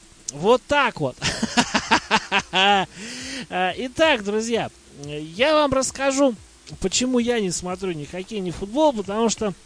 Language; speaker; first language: Russian; native; Russian